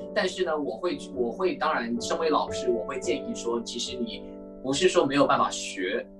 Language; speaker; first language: Chinese; native; Chinese